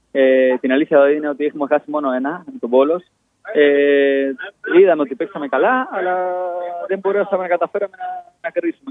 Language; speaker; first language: Greek; non-native, fluent; Spanish